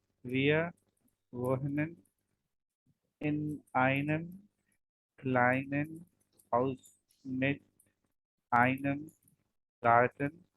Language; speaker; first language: German; non-native, learner; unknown